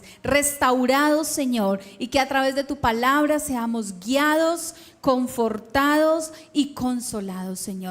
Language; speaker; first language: Spanish; native; Spanish